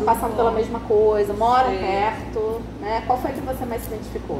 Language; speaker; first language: Portuguese; native; Portuguese